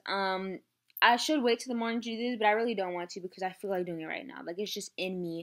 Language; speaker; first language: English; native; English